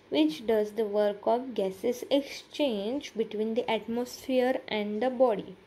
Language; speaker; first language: English; non-native, local second language; Marathi